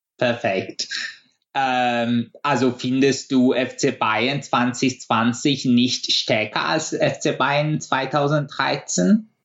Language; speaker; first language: German; non-native, fluent; Persian